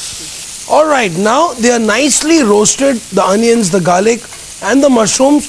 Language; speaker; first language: English; non-native, local second language; Hindi